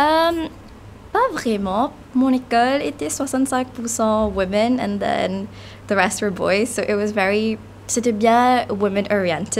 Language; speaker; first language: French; non-native, local second language; Morisyen